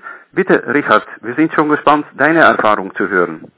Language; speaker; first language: German; native; German